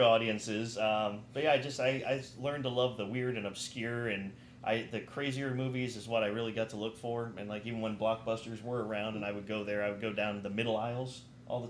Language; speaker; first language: English; native; English